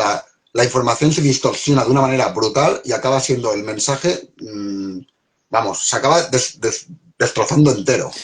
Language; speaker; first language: Spanish; native; Spanish